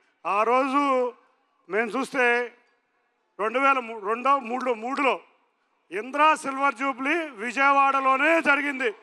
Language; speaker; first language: Telugu; native; Telugu